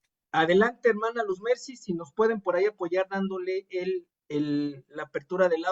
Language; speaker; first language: Spanish; native; Spanish